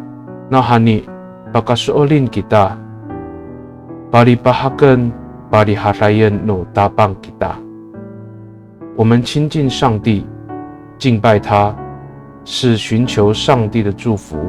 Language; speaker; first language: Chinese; non-native, local second language; Amis